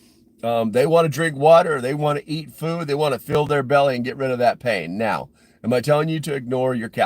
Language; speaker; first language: English; native; English